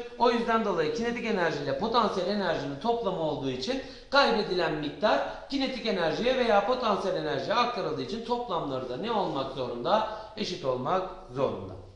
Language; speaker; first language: Turkish; native; Turkish